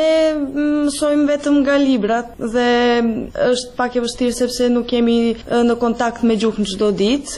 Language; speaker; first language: Albanian; non-native, fluent; Serbian